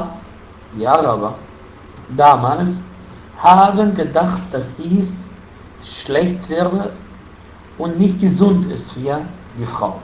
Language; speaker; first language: German; non-native, fluent; Arabic